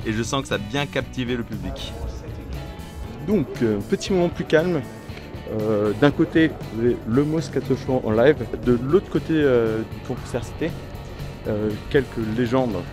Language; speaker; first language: French; native; French